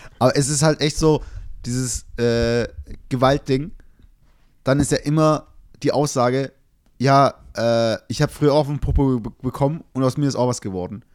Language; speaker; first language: German; early bilingual, other home language; Turkish